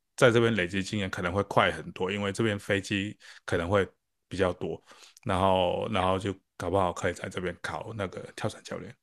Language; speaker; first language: Chinese; non-native, local second language; Cantonese